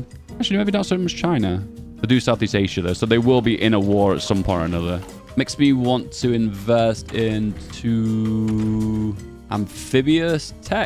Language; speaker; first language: English; native; English